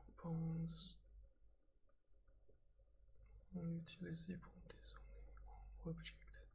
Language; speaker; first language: French; non-native, learner; English